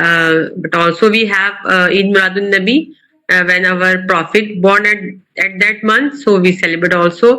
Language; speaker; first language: English; non-native, local second language; Urdu